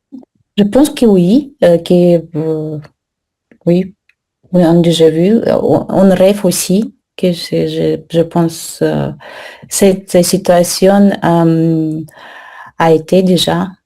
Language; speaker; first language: French; non-native, learner; Russian